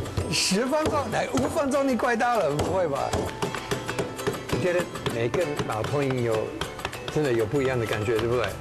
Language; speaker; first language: Chinese; non-native, learner; English